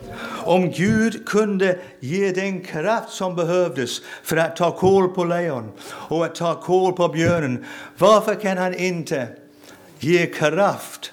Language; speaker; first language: Swedish; non-native, fluent; English